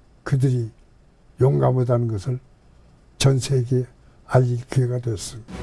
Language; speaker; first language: Korean; native; Korean